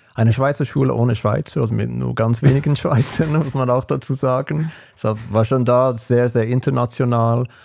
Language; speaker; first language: German; early bilingual, other home language; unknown